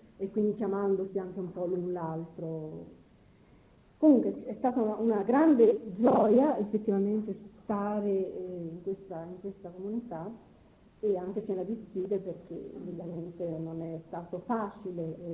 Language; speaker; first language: Italian; native; Italian